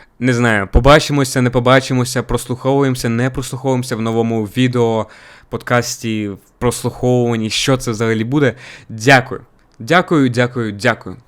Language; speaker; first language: Ukrainian; non-native, local second language; Russian